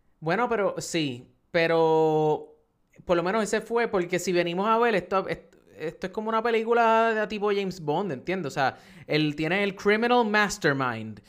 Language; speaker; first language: Spanish; native; Spanish